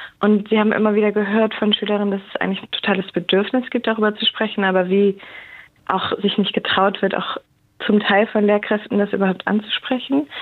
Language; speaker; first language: German; native; German